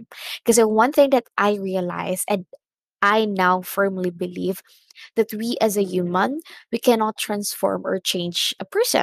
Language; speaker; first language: English; non-native, local second language; Filipino